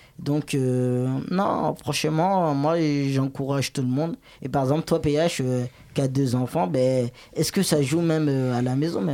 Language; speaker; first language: French; native; French